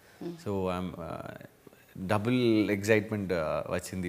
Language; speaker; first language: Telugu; non-native, learner; Tamil